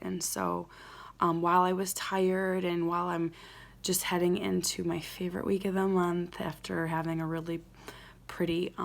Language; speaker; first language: English; native; English